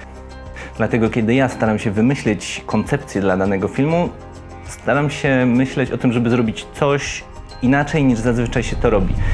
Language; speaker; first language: Polish; native; Polish